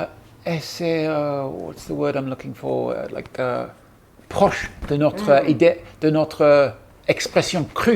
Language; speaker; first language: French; non-native, fluent; English